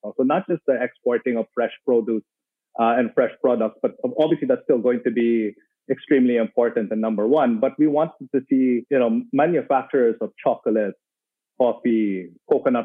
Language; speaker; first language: English; non-native, local second language; Filipino